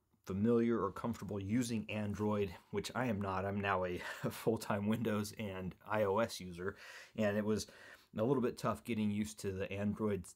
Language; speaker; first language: English; native; English